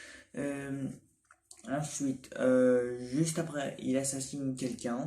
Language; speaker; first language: French; native; French